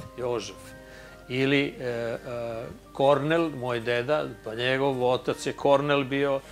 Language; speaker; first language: Serbian; native; Serbian